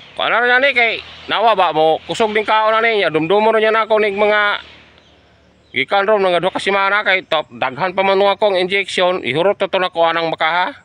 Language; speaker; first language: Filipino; non-native, local second language; Cebuano